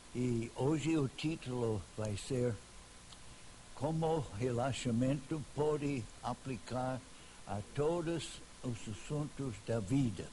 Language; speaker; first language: Portuguese; non-native, fluent; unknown